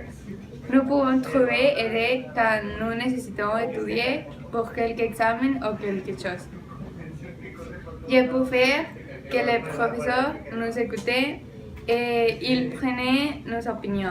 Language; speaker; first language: French; non-native, learner; Spanish